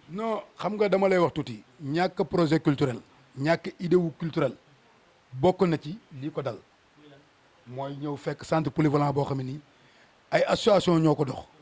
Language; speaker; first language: Wolof; native; Wolof